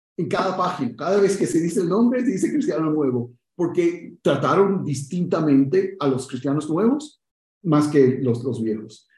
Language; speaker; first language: Spanish; early bilingual, heritage; Spanish